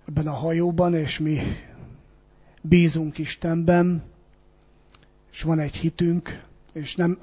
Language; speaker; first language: Hungarian; native; Hungarian